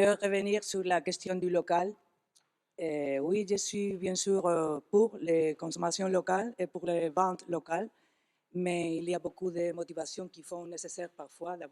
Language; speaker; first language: French; non-native, fluent; Spanish